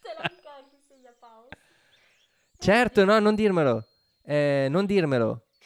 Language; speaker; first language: Italian; native; Italian